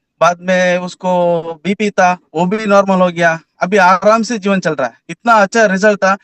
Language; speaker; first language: Hindi; non-native, local second language; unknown